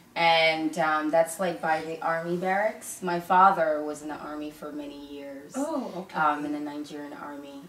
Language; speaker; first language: English; early bilingual, other home language; Igbo